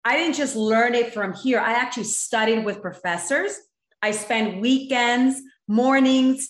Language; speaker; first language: English; native; English